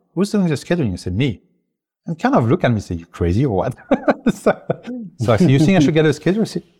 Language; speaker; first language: English; non-native, fluent; French